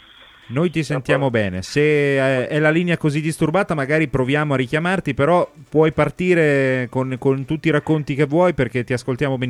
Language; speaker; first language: Italian; native; Italian